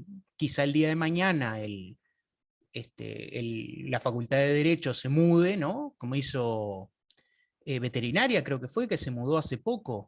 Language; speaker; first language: Spanish; native; Spanish